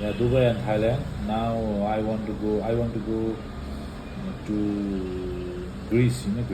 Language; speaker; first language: English; non-native, fluent; Nepali